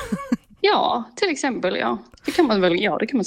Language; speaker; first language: Swedish; non-native, fluent; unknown